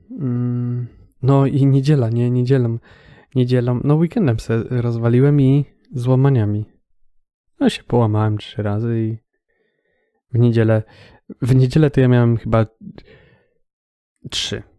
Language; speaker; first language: Polish; native; Polish